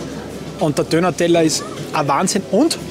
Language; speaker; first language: German; native; German